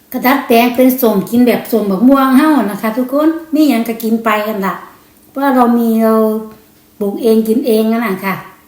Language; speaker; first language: Thai; native; Thai